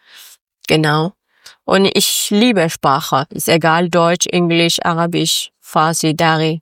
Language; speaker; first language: German; non-native, learner; Persian